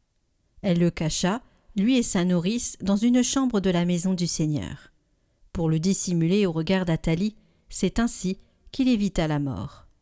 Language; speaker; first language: French; native; French